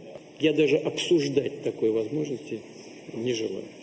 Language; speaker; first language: Russian; native; Russian